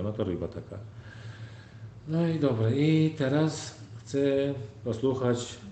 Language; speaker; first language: Polish; non-native, learner; Turkmen